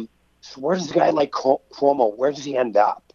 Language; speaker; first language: English; native; English